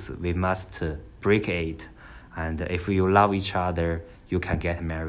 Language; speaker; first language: English; non-native, learner; Chinese